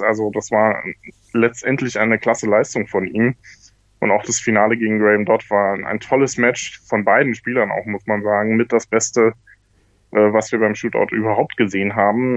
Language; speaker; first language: German; native; German